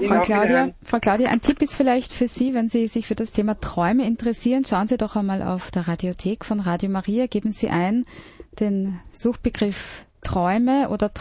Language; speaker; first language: German; native; German